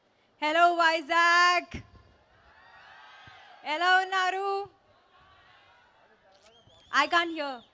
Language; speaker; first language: Telugu; non-native, learner; Hindi